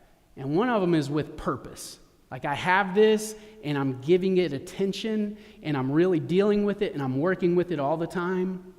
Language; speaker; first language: English; native; English